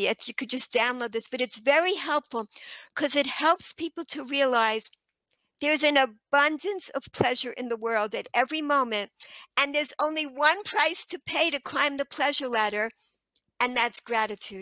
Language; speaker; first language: English; native; English